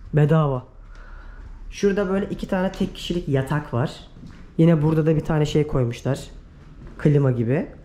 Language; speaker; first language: Turkish; native; Turkish